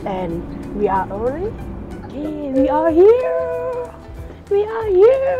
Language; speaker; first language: English; non-native, learner; Thai